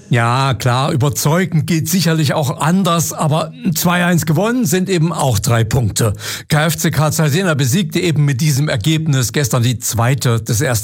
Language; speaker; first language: German; native; German